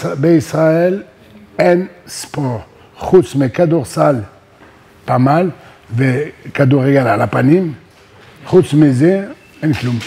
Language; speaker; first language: Hebrew; non-native, learner; French